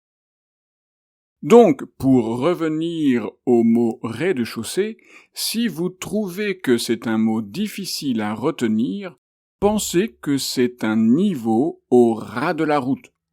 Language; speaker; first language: French; native; French